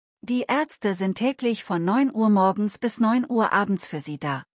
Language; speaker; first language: German; non-native, learner; Telugu